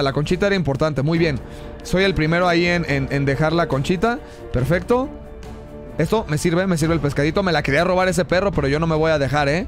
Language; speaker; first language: Spanish; native; Spanish